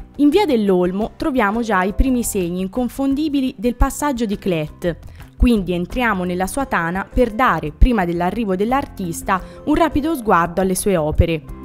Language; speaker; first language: Italian; native; Italian